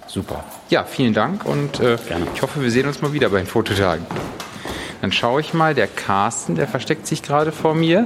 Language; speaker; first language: German; native; German